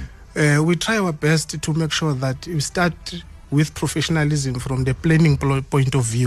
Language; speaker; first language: English; non-native, local second language; Swati